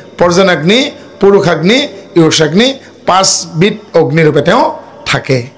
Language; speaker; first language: Assamese; non-native, local second language; Bodo